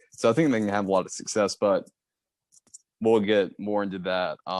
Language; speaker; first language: English; native; English